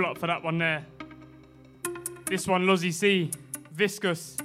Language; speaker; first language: English; native; English